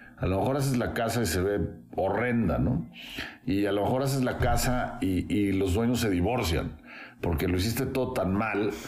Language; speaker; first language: Spanish; native; Spanish